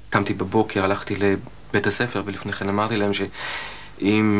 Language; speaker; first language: Hebrew; early bilingual, other home language; Russian